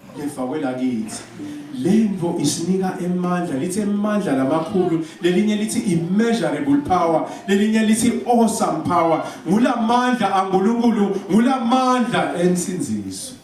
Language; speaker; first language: Zulu; non-native, local second language; Swati